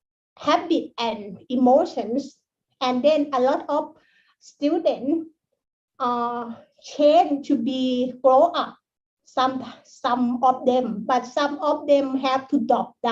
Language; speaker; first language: English; non-native, learner; Thai